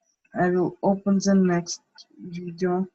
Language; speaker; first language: English; non-native, fluent; Russian